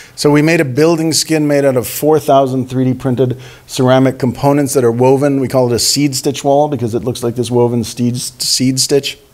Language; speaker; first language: English; native; English